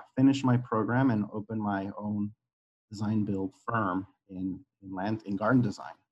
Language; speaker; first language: English; non-native, fluent; Spanish